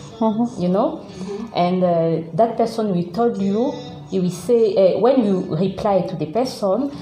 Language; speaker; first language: English; non-native, learner; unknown